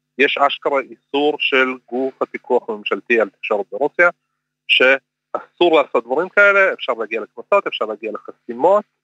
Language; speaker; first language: Hebrew; early bilingual, other home language; Russian